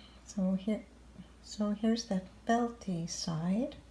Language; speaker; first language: English; native; English